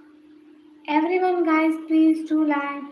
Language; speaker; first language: English; non-native, learner; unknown